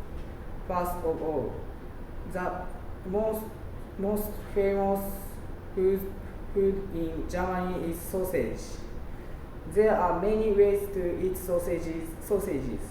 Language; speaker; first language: English; non-native, learner; Japanese